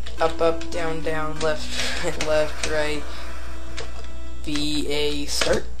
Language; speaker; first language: English; native; English